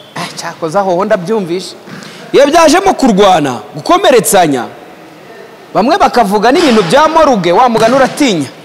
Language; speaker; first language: Kinyarwanda; native; Kinyarwanda